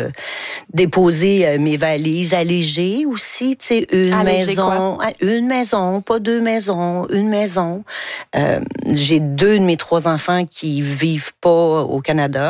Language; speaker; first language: French; native; French